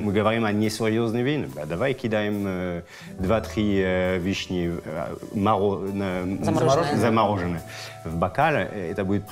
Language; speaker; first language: Russian; non-native, fluent; French